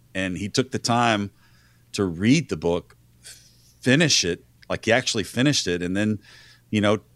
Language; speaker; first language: English; native; English